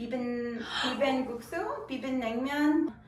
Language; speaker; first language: Korean; non-native, fluent; English